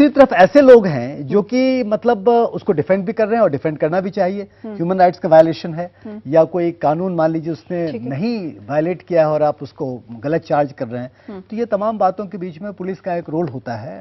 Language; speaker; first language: Hindi; native; Hindi